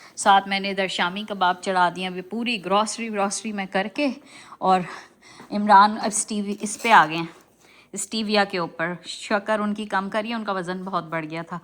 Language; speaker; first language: Urdu; native; Urdu